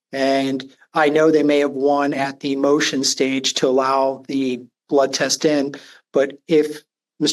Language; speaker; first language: English; native; English